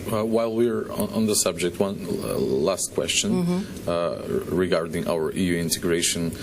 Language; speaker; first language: English; non-native, fluent; Macedonian